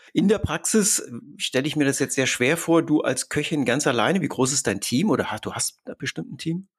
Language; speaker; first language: German; native; German